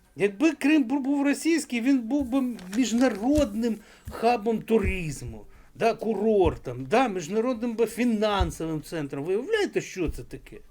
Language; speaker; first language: Ukrainian; non-native, local second language; Russian